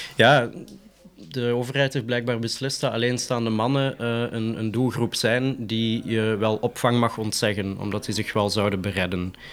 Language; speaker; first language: Dutch; native; Dutch